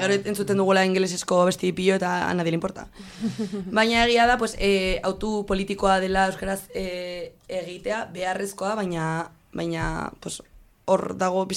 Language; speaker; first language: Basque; non-native, local second language; Spanish